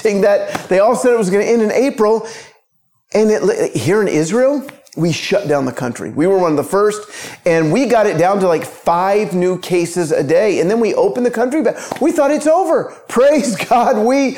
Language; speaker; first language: English; native; English